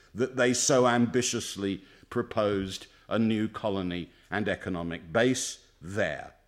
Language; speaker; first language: English; native; English